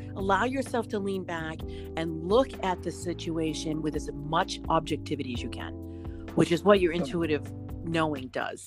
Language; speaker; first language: English; native; English